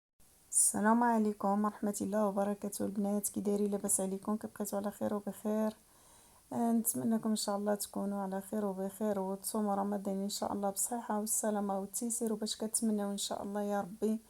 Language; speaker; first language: Arabic; native; Arabic